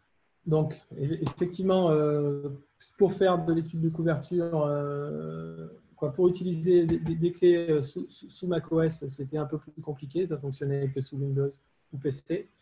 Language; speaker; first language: French; native; French